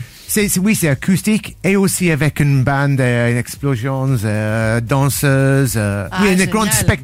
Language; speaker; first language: French; non-native, learner; English